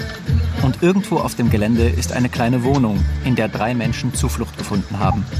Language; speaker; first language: German; native; German